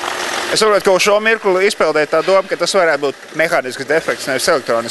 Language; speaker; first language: Latvian; native; Latvian